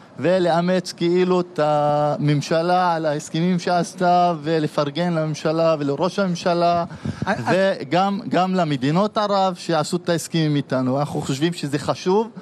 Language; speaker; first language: Hebrew; non-native, local second language; Arabic